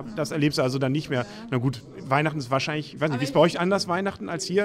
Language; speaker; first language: German; native; German